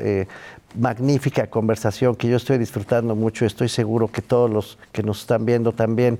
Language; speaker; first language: Spanish; native; Spanish